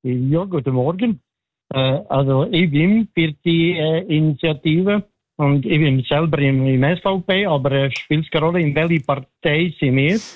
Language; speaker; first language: German; non-native, learner; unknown